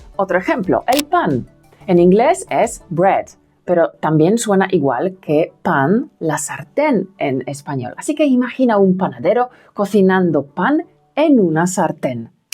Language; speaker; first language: Spanish; non-native, fluent; Polish